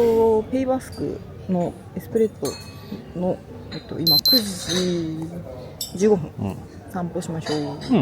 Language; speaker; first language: Japanese; native; Japanese